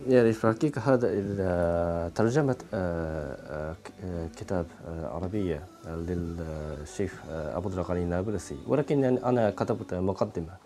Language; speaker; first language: Arabic; non-native, learner; Japanese